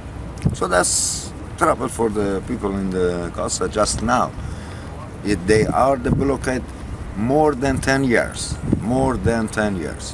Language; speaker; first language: English; non-native, learner; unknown